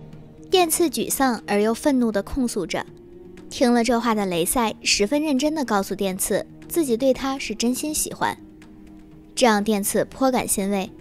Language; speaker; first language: Chinese; native; Chinese